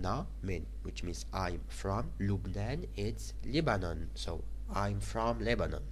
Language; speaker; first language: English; non-native, fluent; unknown